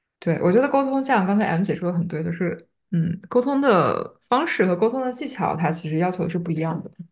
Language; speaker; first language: Chinese; native; Chinese